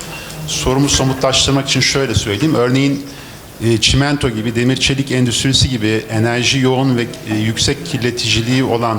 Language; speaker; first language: Turkish; native; Turkish